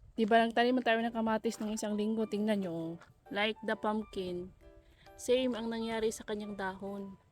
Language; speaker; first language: Filipino; non-native, local second language; Cebuano